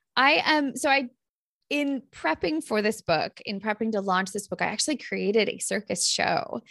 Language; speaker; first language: English; native; English